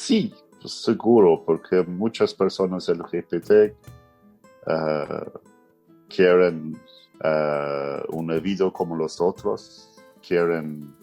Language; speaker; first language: Spanish; non-native, fluent; English